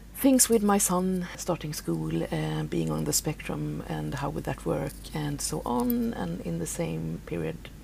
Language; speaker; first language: English; non-native, fluent; Swedish